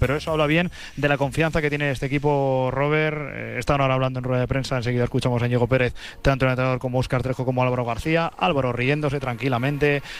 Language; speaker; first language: Spanish; native; Spanish